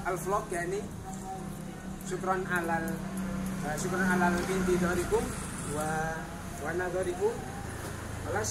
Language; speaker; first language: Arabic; non-native, learner; Indonesian